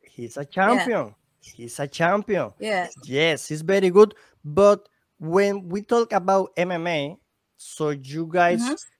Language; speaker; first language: English; non-native, learner; Spanish